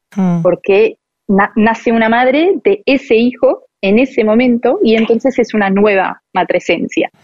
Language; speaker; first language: Spanish; non-native, fluent; French